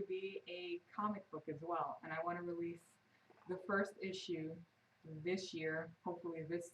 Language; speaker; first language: English; native; English